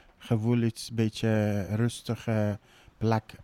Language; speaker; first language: Dutch; non-native, learner; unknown